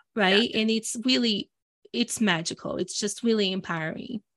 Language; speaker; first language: English; early bilingual, other home language; Portuguese